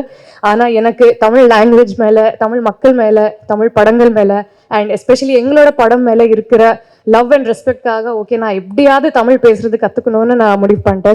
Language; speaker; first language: Tamil; non-native, learner; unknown